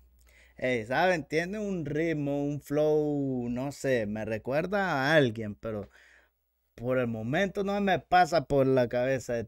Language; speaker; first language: Spanish; native; Spanish